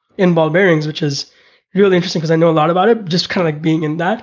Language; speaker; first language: English; non-native, local second language; Hindi